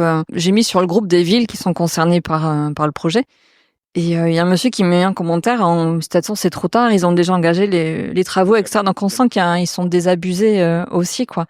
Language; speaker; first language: French; native; French